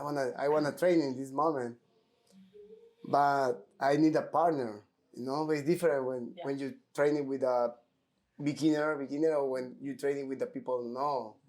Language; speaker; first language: English; non-native, learner; Spanish